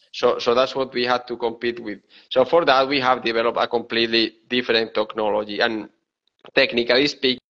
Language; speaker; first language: English; non-native, fluent; Spanish